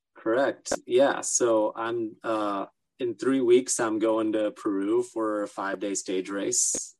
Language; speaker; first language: English; native; English